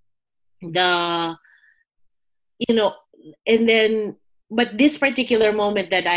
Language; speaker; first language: English; non-native, local second language; Filipino